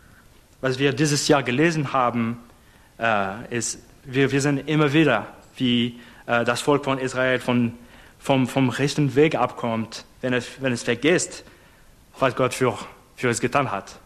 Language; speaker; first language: German; non-native, fluent; English